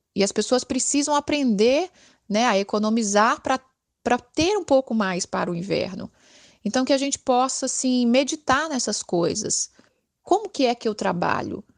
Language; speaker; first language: Portuguese; native; Portuguese